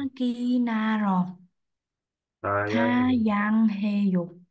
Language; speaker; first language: Korean; non-native, learner; Vietnamese